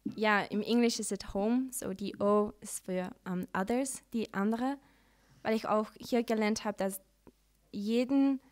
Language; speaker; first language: German; non-native, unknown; Dutch